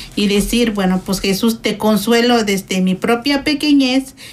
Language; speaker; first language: Spanish; native; Spanish